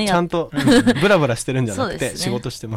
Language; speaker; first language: Japanese; native; Japanese